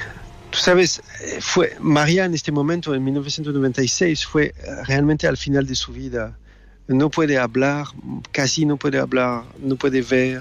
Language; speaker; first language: Spanish; non-native, fluent; French